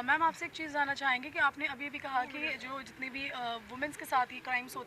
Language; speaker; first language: Hindi; native; Hindi